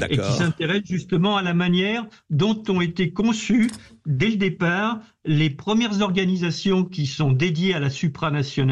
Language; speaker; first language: French; native; French